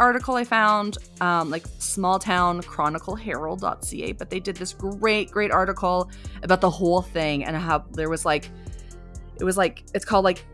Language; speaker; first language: English; native; English